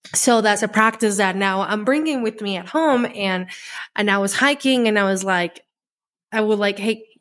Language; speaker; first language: English; non-native, fluent; Spanish